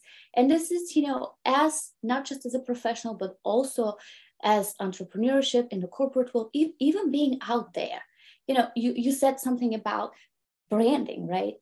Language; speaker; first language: English; non-native, fluent; Bulgarian